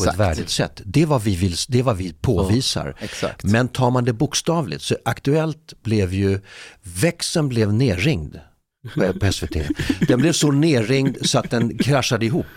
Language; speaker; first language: Swedish; native; Swedish